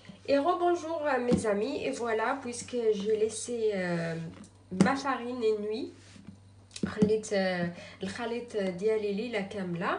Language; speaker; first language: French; non-native, local second language; Arabic